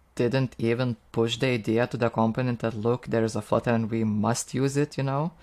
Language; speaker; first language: English; non-native, fluent; Lithuanian